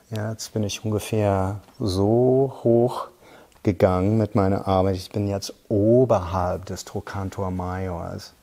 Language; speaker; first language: German; non-native, fluent; English